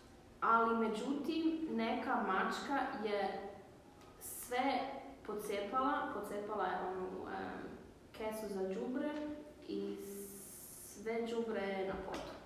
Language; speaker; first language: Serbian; early bilingual, heritage; Serbian